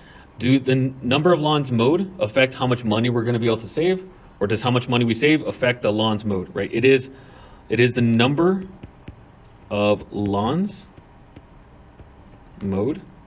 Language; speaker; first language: English; native; English